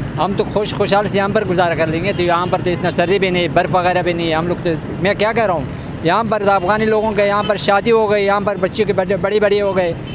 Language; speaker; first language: Urdu; early bilingual, other home language; Pashto